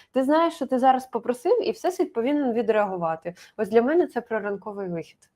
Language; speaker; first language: Ukrainian; native; Ukrainian